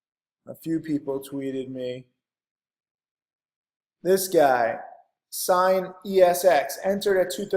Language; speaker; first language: English; native; English